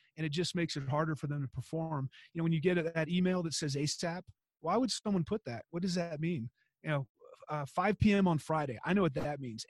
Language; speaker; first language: English; native; English